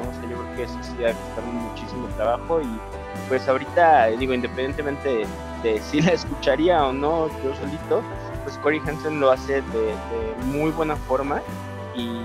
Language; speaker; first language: Spanish; native; Spanish